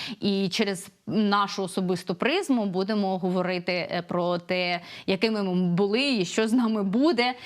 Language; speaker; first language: Ukrainian; non-native, local second language; Russian